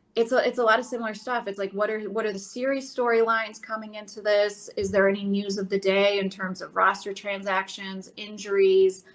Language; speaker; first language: English; native; English